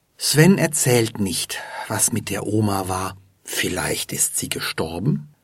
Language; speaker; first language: German; native; German